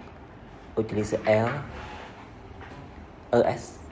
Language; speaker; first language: French; non-native, learner; Vietnamese